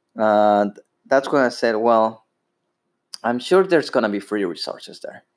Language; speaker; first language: English; non-native, fluent; Spanish